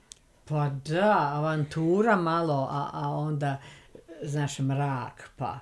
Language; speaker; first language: Serbian; native; Serbian